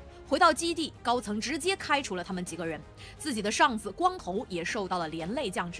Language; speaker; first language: Chinese; native; Chinese